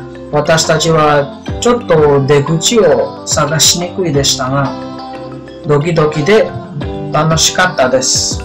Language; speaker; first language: Japanese; non-native, learner; Indonesian